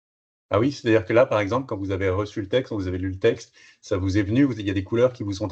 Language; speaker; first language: French; native; French